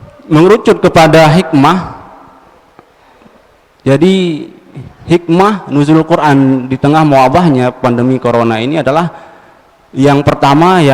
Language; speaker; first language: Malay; non-native, local second language; Sasak